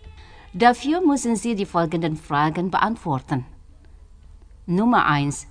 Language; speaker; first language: German; non-native, learner; Indonesian